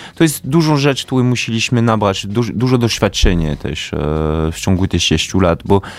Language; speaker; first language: Polish; native; Polish